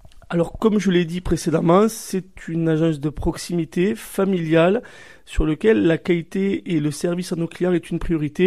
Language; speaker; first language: French; native; French